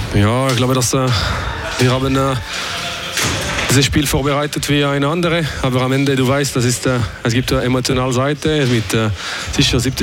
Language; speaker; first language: German; non-native, local second language; French